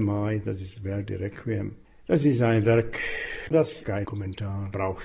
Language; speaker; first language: German; non-native, fluent; Slovak